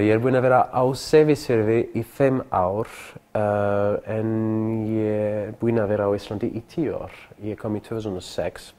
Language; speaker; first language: Icelandic; non-native, learner; French